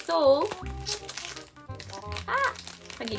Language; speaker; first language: Filipino; non-native, learner; English